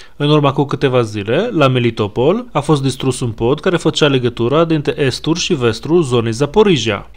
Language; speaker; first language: Romanian; non-native, fluent; Hebrew